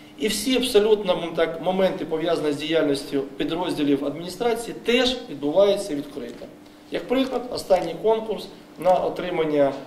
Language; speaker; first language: Ukrainian; native; Ukrainian